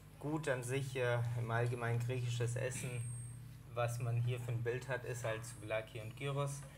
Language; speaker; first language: German; early bilingual, other home language; Greek